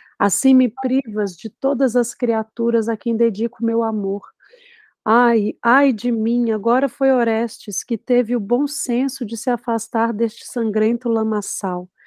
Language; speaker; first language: Portuguese; native; Portuguese